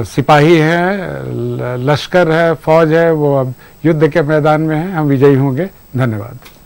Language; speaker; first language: Hindi; native; Hindi